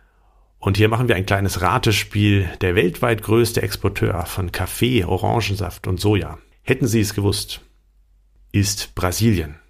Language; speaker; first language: German; native; German